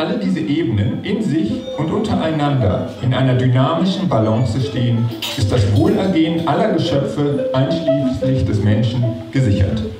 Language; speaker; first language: German; native; German